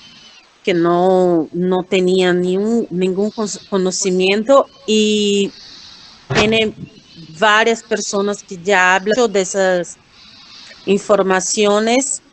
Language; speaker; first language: Spanish; non-native, fluent; Portuguese